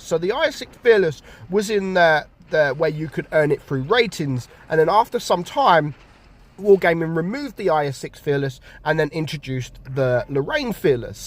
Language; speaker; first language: English; native; English